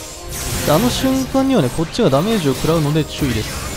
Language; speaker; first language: Japanese; native; Japanese